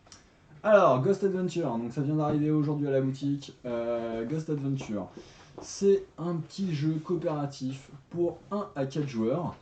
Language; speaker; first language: French; native; French